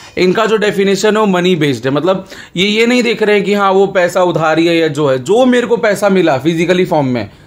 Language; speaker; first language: Hindi; non-native, local second language; Gujarati